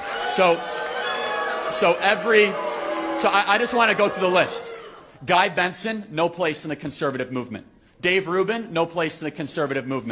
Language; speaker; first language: English; native; English